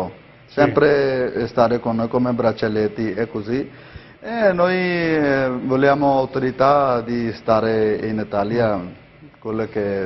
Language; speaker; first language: Italian; non-native, learner; Punjabi